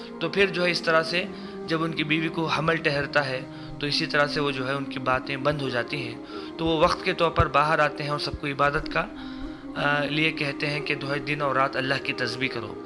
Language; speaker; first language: Urdu; native; Urdu